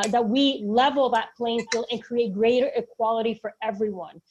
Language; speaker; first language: English; non-native, local second language; Spanish